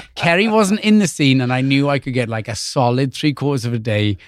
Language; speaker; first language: English; native; English